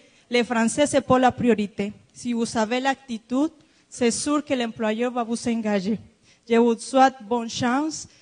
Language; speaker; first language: French; non-native, fluent; Spanish